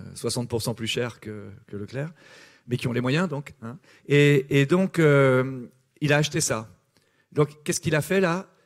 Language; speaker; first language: French; native; French